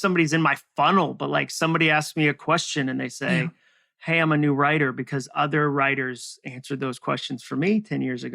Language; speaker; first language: English; native; English